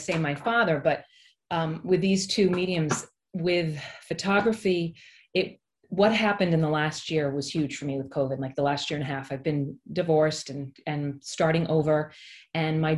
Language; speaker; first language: English; native; English